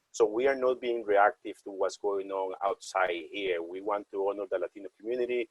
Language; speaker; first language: English; non-native, fluent; Spanish